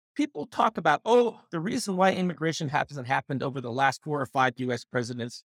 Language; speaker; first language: English; native; English